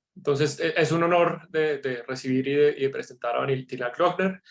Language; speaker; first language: Spanish; native; Spanish